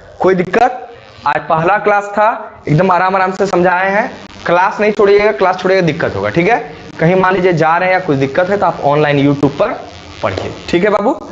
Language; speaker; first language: Hindi; native; Hindi